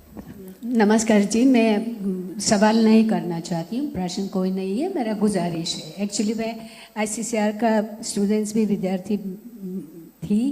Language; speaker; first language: Hindi; non-native, fluent; Russian